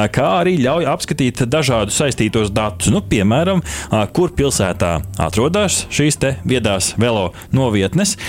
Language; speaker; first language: Latvian; native; Latvian